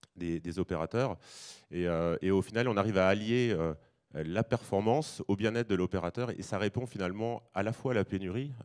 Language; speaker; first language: French; native; French